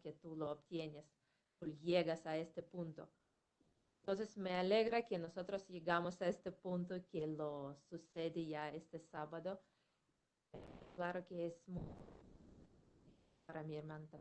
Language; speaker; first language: Spanish; non-native, fluent; Russian